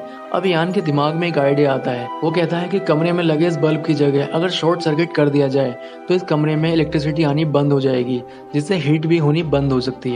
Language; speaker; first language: Hindi; native; Hindi